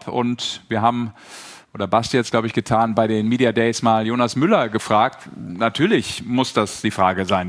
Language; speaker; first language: German; native; German